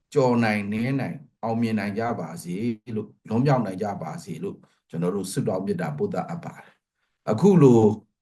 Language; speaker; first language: Burmese; non-native, local second language; Pa'o Karen